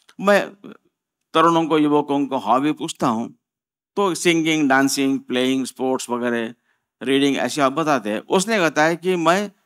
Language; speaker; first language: Hindi; non-native, local second language; Marathi